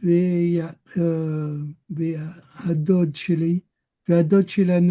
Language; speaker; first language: Hebrew; non-native, learner; French